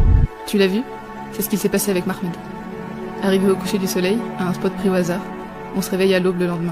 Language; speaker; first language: French; native; French